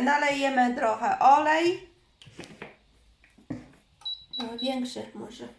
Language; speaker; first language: Polish; non-native, learner; Chinese